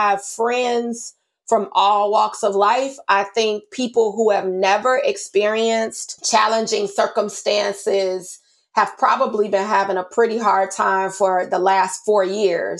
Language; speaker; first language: English; native; English